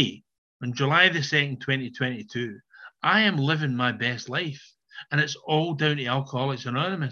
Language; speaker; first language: English; native; English